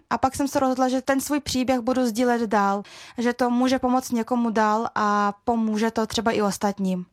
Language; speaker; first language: Czech; early bilingual, other home language; Russian